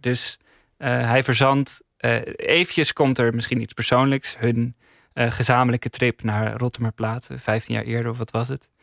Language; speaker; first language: Dutch; native; Dutch